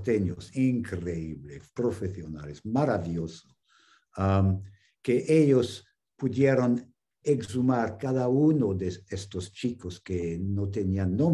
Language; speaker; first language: Spanish; non-native, fluent; English